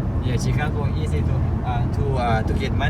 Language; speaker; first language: English; non-native, learner; Thai